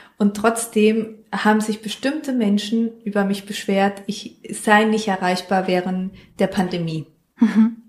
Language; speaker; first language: German; non-native, fluent; Spanish